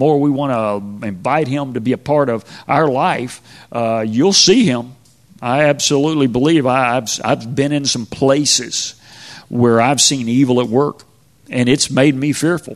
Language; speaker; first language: English; native; English